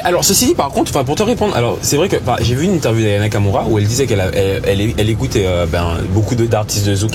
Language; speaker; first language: French; native; French